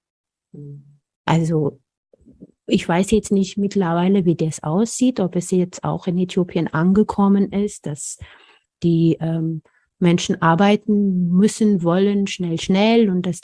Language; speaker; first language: German; non-native, fluent; Amharic